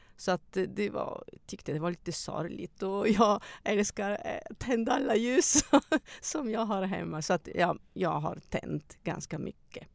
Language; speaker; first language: Swedish; non-native, fluent; Italian